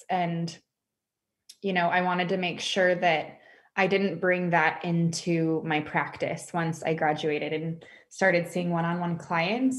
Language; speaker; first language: English; native; English